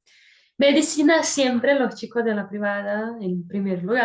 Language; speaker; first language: Spanish; non-native, fluent; Portuguese